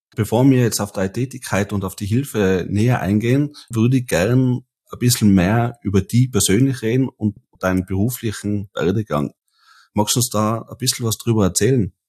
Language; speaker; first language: German; native; German